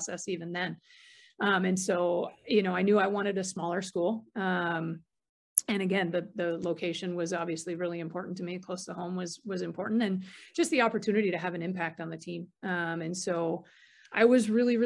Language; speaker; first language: English; native; English